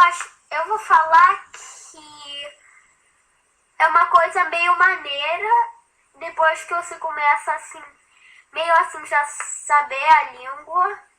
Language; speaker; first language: Portuguese; early bilingual, heritage; Portuguese